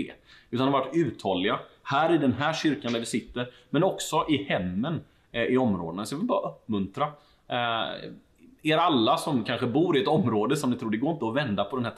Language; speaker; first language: Swedish; native; Swedish